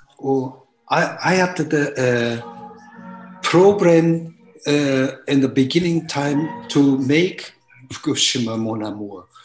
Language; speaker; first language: English; non-native, learner; Japanese